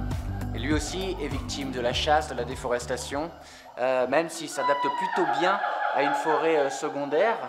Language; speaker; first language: French; native; French